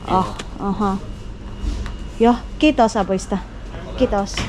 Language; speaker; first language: Finnish; non-native, learner; Cebuano